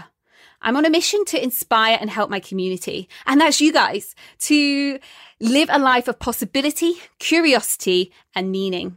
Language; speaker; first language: English; native; English